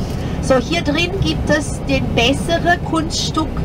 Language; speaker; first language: German; non-native, fluent; Portuguese